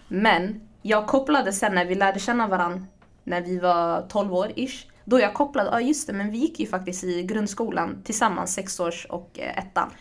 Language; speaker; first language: Swedish; early bilingual, other home language; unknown